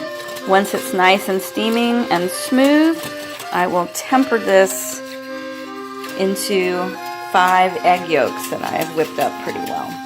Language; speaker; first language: English; native; English